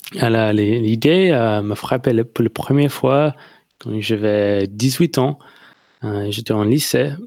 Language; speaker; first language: French; non-native, learner; English